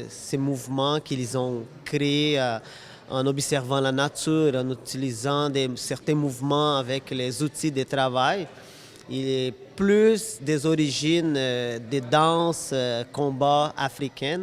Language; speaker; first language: French; non-native, fluent; Portuguese